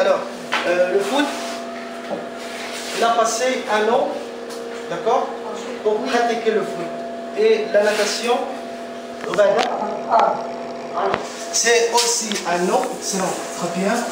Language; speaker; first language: French; non-native, fluent; Arabic